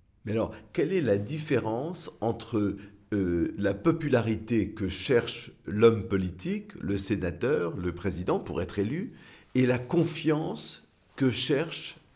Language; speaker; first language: French; native; French